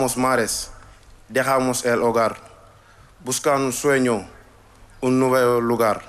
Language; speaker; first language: Spanish; non-native, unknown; Wolof